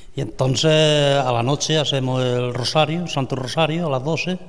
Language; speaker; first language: Spanish; native; Spanish